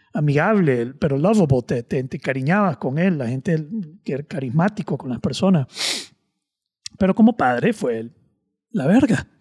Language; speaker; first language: Spanish; native; Spanish